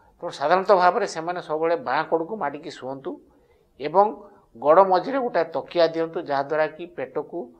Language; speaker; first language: Odia; native; Odia